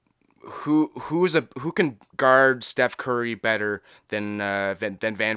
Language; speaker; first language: English; native; English